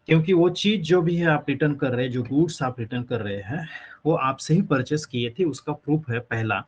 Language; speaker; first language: Hindi; non-native, local second language; Marathi